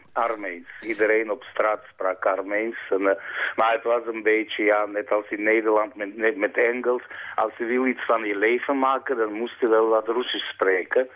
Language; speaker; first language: Dutch; non-native, fluent; Armenian